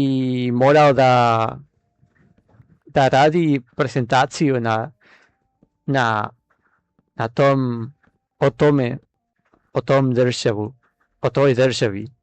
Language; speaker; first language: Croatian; non-native, learner; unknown